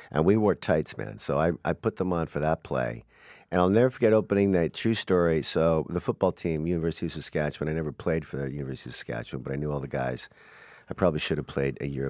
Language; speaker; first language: English; native; English